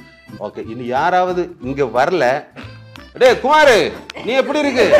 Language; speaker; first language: Tamil; non-native, learner; Malayalam